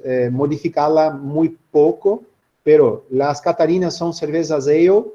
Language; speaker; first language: Spanish; non-native, learner; Portuguese